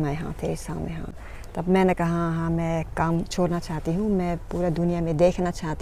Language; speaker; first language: Hindi; non-native, learner; Dutch